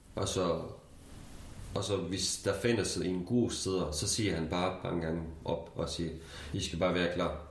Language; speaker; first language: Danish; non-native, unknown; Kurdish